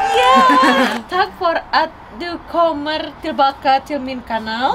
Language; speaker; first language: Swedish; non-native, learner; Indonesian